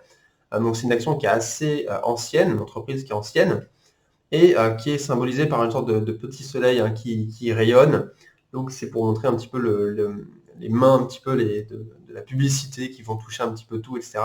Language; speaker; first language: French; native; French